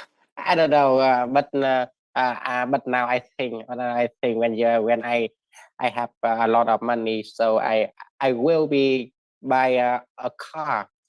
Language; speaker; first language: English; non-native, learner; Vietnamese